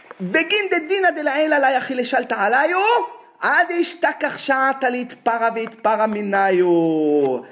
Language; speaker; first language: Hebrew; native; Hebrew